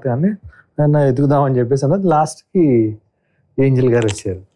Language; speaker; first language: Telugu; native; Telugu